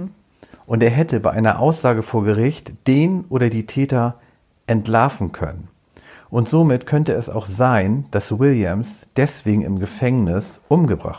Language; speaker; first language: German; native; German